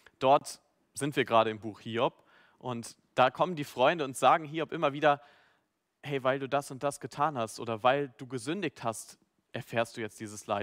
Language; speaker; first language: German; native; German